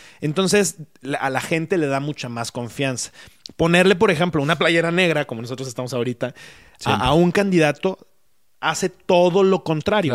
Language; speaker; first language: Spanish; native; Spanish